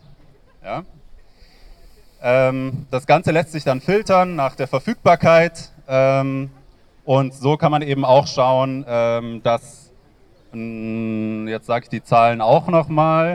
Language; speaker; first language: German; native; German